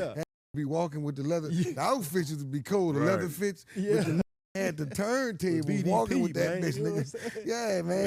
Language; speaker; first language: English; native; English